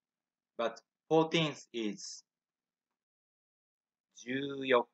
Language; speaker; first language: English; non-native, fluent; Japanese